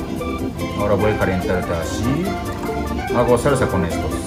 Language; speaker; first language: Spanish; non-native, learner; Japanese